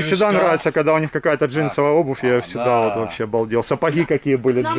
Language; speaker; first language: Russian; native; Russian